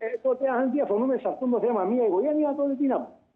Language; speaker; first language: Greek; native; Greek